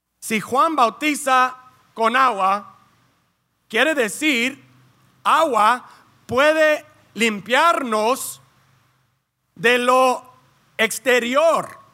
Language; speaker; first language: Spanish; early bilingual, heritage; Spanish